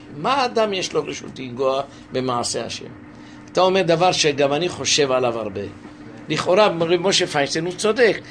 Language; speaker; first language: Hebrew; native; Hebrew